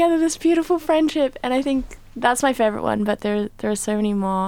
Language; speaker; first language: English; native; English